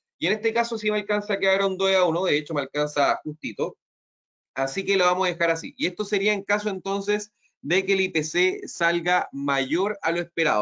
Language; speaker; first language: Spanish; native; Spanish